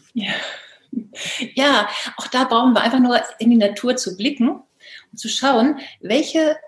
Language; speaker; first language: German; native; German